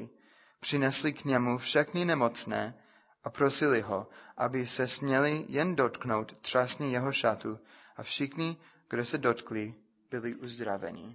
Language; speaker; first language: Czech; non-native, fluent; English